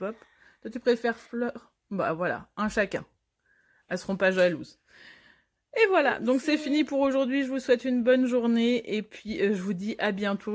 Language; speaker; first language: French; native; French